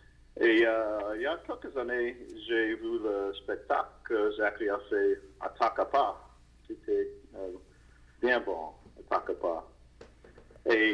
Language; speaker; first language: French; non-native, learner; English